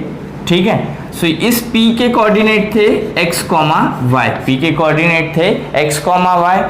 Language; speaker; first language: Hindi; native; Hindi